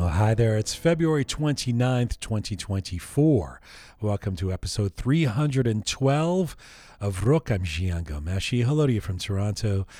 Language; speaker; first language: English; early bilingual, other home language; Persian